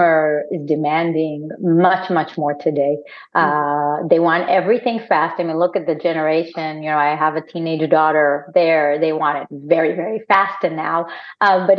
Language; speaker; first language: English; non-native, fluent; Hebrew